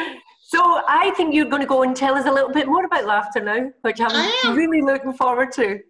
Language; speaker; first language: English; native; English